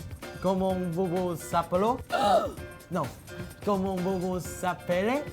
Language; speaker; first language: French; non-native, learner; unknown